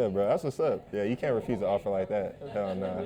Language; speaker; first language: English; native; English